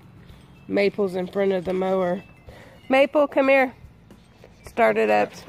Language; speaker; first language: English; native; English